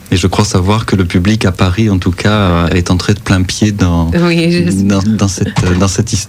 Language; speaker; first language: French; native; French